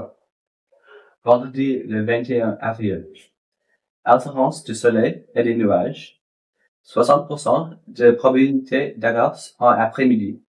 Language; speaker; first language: French; non-native, local second language; English